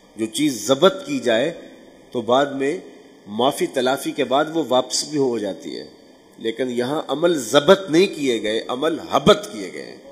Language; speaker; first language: Urdu; non-native, local second language; Punjabi